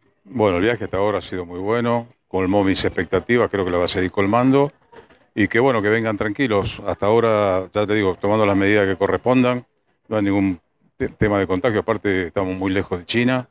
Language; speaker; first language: Spanish; native; Spanish